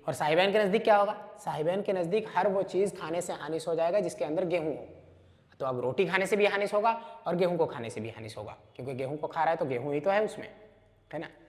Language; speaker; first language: Urdu; native; Urdu